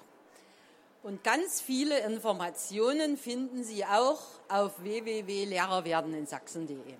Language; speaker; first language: German; native; German